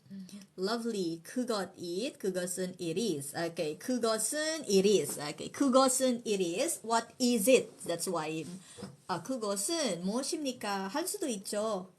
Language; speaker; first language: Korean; non-native, fluent; Filipino